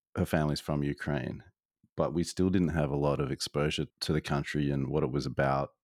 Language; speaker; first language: English; native; English